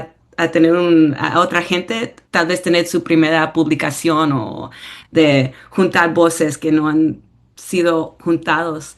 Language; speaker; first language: Spanish; early bilingual, heritage; English